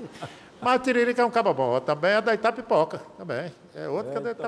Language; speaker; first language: Portuguese; native; Portuguese